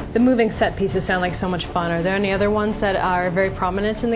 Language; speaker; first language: English; native; English